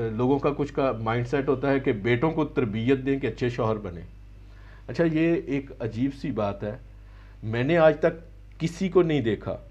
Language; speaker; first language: Urdu; native; Urdu